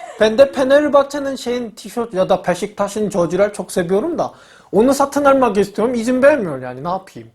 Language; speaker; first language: Turkish; non-native, learner; Korean